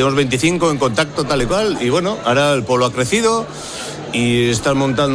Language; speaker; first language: Spanish; non-native, local second language; Basque